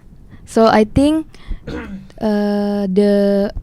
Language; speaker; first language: English; non-native, learner; Indonesian